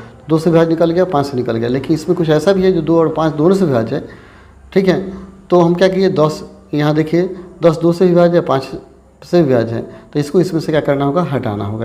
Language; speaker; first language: Hindi; native; Hindi